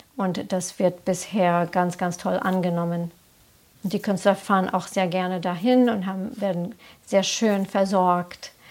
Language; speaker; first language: German; non-native, fluent; English